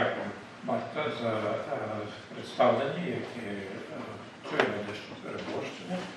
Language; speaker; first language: Ukrainian; early bilingual, heritage; Ukrainian